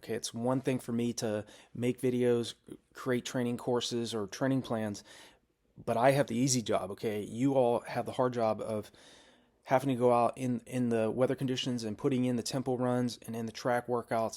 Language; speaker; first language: English; native; English